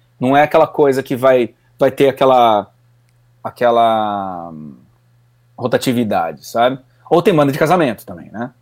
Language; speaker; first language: Portuguese; native; Portuguese